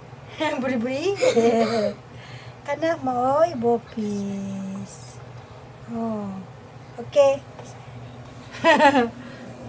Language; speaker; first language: Japanese; non-native, learner; Cebuano